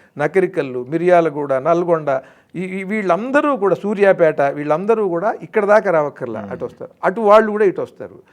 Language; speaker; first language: Telugu; native; Telugu